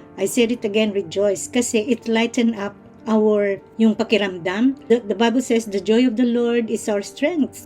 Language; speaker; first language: English; non-native, local second language; Filipino